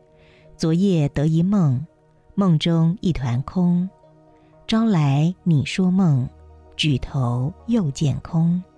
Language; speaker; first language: Chinese; native; Chinese